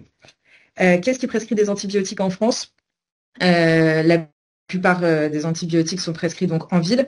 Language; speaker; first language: French; native; French